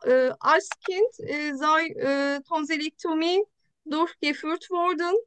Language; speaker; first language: German; non-native, learner; Turkish